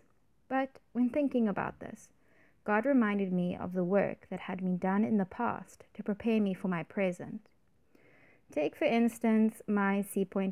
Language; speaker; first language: English; native; English